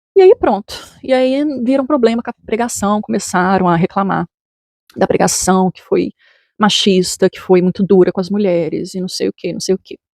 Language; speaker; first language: Portuguese; native; Portuguese